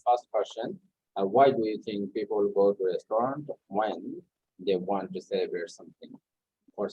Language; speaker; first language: English; non-native, fluent; Bangla